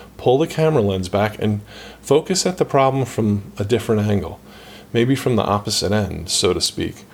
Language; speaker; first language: English; native; English